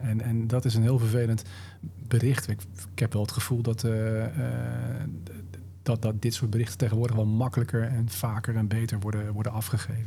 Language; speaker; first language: Dutch; native; Dutch